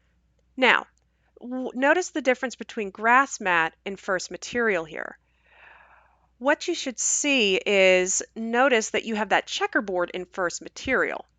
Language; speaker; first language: English; native; English